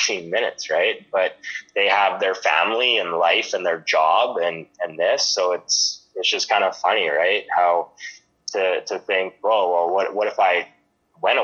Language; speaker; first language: English; native; English